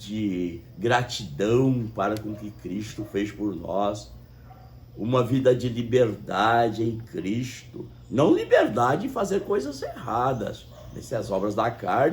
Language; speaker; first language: Portuguese; native; Portuguese